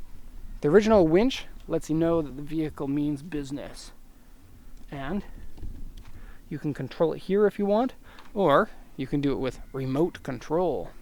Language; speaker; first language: English; native; English